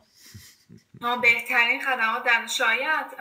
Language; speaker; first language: Persian; native; Persian